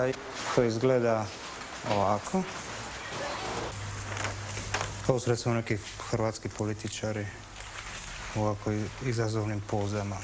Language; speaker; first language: Croatian; native; Croatian